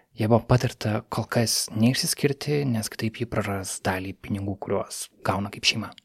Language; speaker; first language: Lithuanian; native; Lithuanian